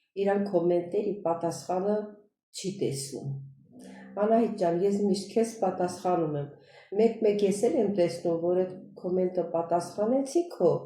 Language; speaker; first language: Armenian; native; Armenian